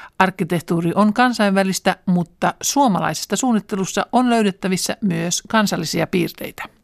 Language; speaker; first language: Finnish; native; Finnish